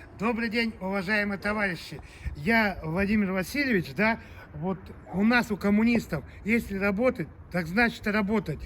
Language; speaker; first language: Russian; non-native, local second language; Tuvinian